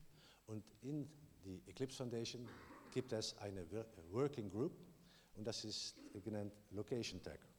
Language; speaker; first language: German; non-native, learner; Dutch